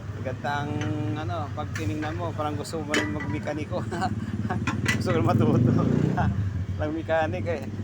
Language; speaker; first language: Filipino; non-native, local second language; Hiligaynon